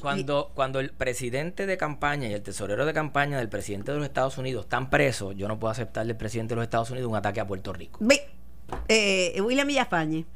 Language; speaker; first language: Spanish; native; Spanish